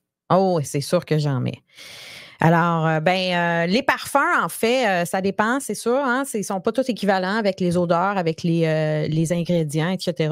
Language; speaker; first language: French; native; French